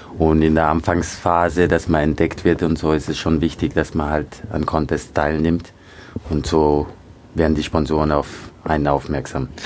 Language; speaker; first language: German; early bilingual, other home language; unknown